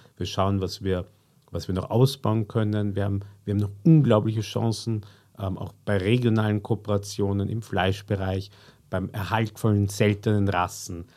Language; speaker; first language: German; native; German